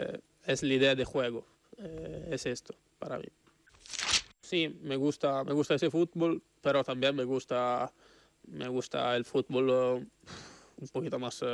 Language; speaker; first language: Spanish; non-native, fluent; Italian